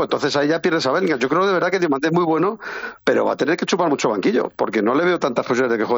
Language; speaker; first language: Spanish; native; Spanish